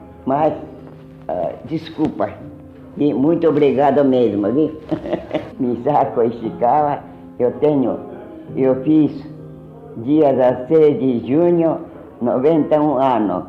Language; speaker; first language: Portuguese; early bilingual, heritage; Japanese